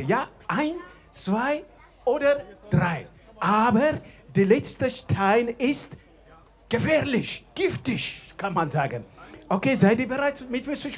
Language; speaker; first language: German; non-native, fluent; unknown